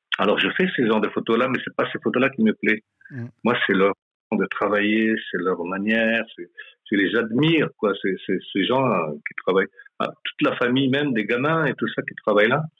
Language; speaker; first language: French; non-native, local second language; Malagasy